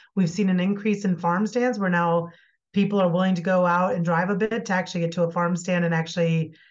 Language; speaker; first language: English; native; English